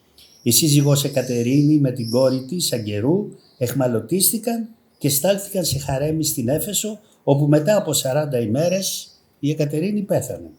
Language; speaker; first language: Greek; native; Greek